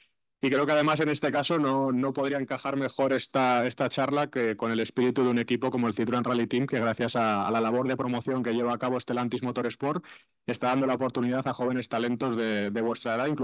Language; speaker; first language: Spanish; native; Spanish